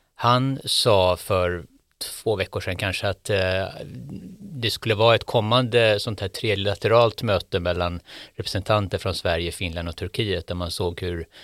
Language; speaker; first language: Swedish; native; Swedish